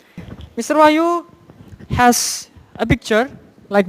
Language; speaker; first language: English; non-native, fluent; Indonesian